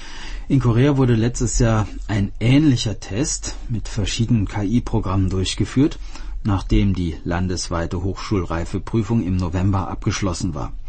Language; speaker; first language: German; native; German